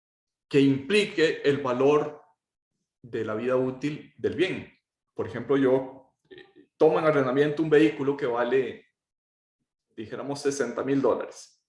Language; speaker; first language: Spanish; native; Spanish